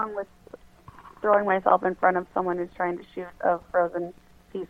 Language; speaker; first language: English; native; English